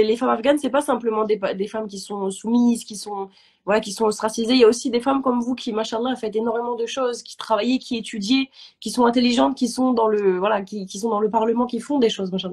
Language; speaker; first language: French; native; French